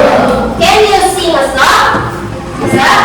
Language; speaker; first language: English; non-native, learner; Indonesian